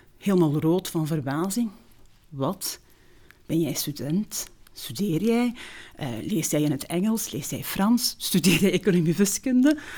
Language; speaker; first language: Dutch; early bilingual, other home language; Turkish